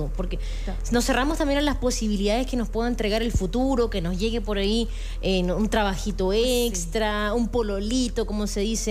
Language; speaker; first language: Spanish; native; Spanish